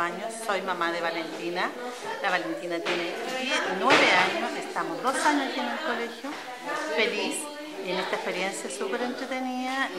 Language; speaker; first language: Spanish; native; Spanish